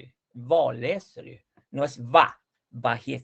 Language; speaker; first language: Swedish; non-native, fluent; Spanish